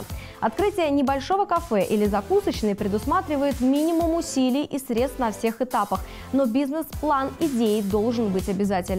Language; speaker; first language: Russian; native; Russian